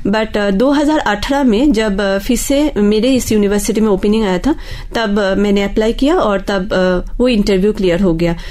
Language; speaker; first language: Hindi; non-native, local second language; Bangla